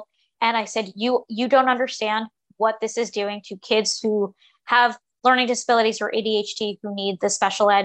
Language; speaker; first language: English; native; English